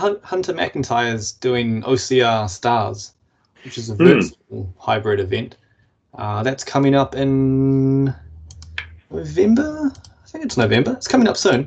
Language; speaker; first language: English; native; English